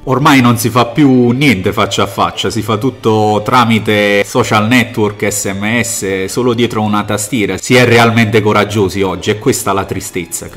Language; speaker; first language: Italian; native; Italian